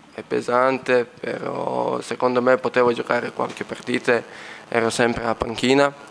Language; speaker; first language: Italian; non-native, learner; Serbian